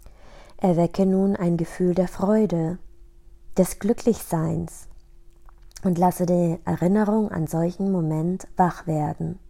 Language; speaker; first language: German; native; German